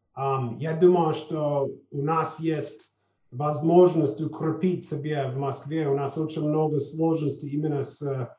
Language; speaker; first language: Russian; non-native, fluent; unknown